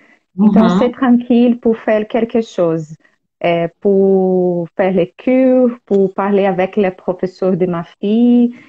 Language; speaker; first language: French; non-native, learner; Portuguese